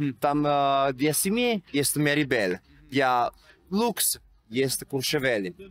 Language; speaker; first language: Russian; non-native, fluent; Italian